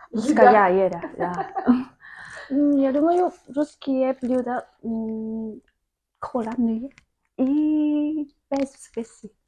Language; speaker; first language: Russian; non-native, learner; Vietnamese